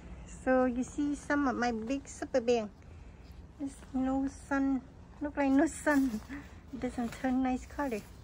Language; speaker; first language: English; non-native, learner; Vietnamese